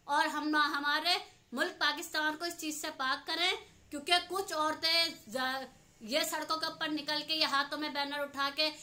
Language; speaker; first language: Urdu; native; Urdu